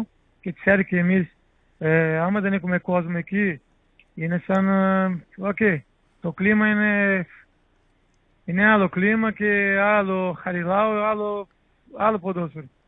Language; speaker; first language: Greek; non-native, learner; Portuguese